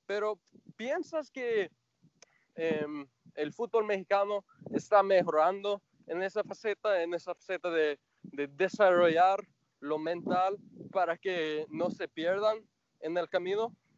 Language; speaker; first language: Spanish; non-native, fluent; English